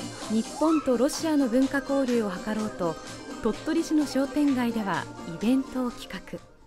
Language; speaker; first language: Japanese; native; Japanese